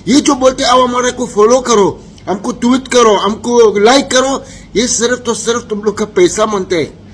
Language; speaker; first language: Hindi; non-native, learner; Arabic